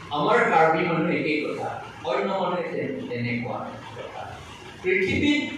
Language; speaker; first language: Assamese; non-native, local second language; Karbi